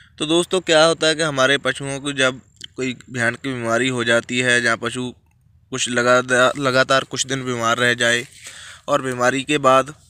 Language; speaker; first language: Hindi; non-native, local second language; Punjabi